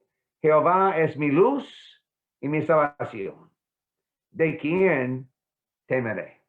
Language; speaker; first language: Spanish; non-native, fluent; English